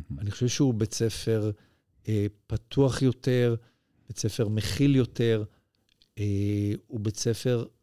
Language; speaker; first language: Hebrew; native; Hebrew